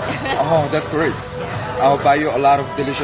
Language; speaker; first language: English; non-native, learner; Korean